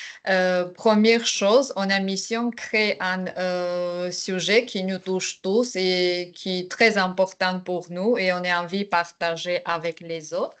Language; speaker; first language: French; non-native, learner; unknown